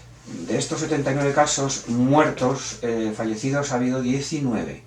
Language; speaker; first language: Spanish; native; Spanish